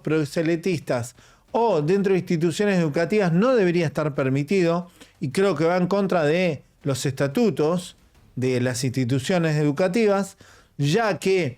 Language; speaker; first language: Spanish; native; Spanish